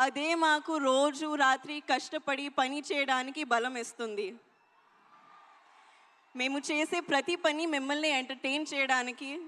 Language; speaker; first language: Telugu; non-native, learner; Hindi